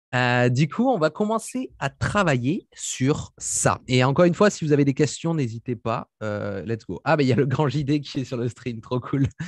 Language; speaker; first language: French; native; French